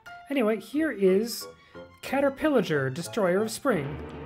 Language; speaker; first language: English; native; English